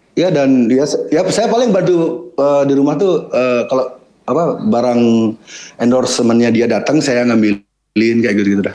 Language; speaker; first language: Indonesian; native; Indonesian